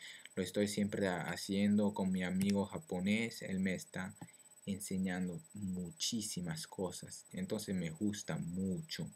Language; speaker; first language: Spanish; non-native, learner; French